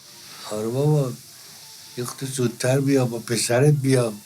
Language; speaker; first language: Persian; native; Persian